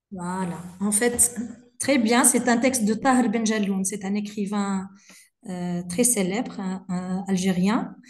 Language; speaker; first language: French; non-native, local second language; Arabic